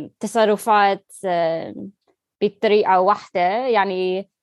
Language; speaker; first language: Arabic; non-native, learner; English